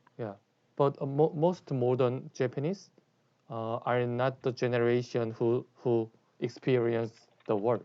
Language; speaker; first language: English; non-native, learner; Korean